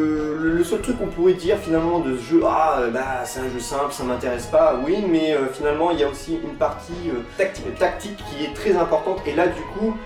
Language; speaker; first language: French; native; French